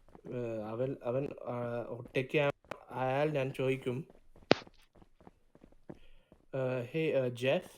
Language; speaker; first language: Malayalam; early bilingual, heritage; Malayalam